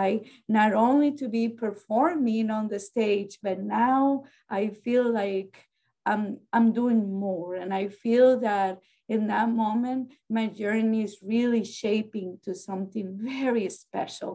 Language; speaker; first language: English; non-native, fluent; Spanish